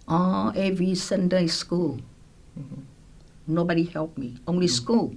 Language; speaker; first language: English; non-native, local second language; Vietnamese